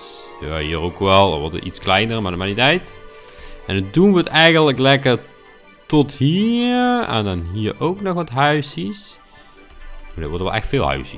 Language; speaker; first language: Dutch; native; Dutch